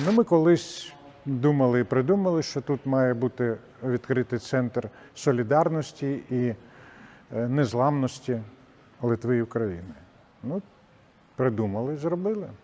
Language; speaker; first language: Ukrainian; non-native, fluent; Lithuanian